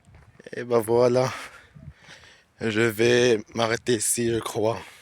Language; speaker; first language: French; non-native, learner; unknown